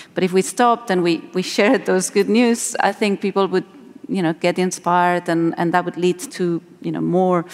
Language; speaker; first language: English; non-native, fluent; Spanish